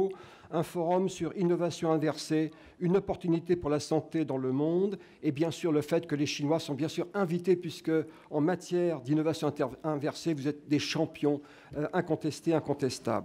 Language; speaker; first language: French; native; French